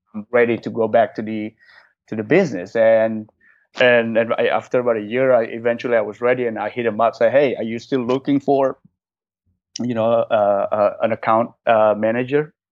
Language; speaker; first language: English; non-native, fluent; Indonesian